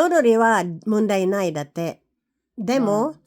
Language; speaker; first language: Japanese; non-native, learner; Filipino